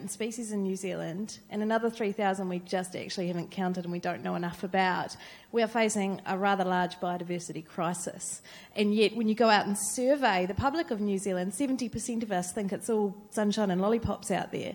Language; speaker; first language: English; native; English